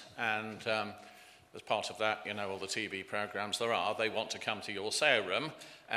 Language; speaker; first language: English; native; English